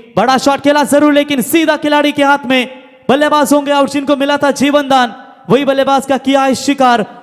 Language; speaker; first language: Hindi; non-native, local second language; Marathi